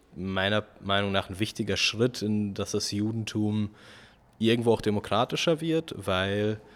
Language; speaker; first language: German; early bilingual, other home language; Russian